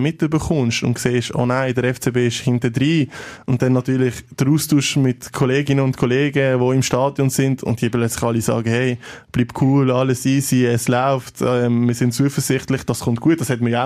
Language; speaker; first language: German; native; German